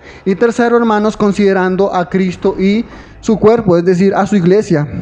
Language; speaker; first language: Spanish; native; Spanish